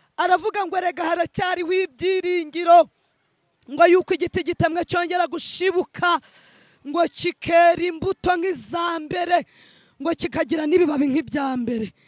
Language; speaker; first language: Kinyarwanda; early bilingual, other home language; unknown